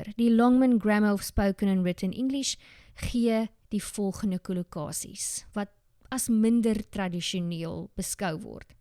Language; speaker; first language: Afrikaans; native; Afrikaans